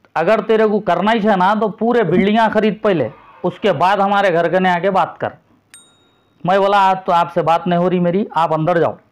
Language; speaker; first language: Hindi; non-native, local second language; Urdu